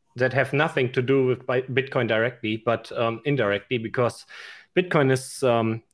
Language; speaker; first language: English; non-native, fluent; German